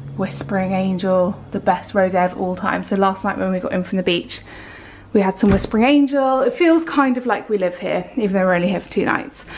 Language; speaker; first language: English; native; English